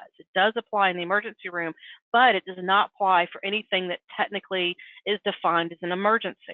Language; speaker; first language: English; native; English